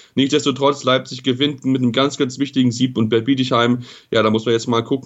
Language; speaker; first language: German; native; German